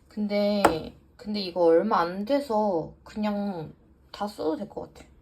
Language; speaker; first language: Korean; native; Korean